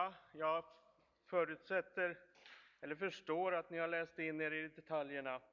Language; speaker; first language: Swedish; native; Swedish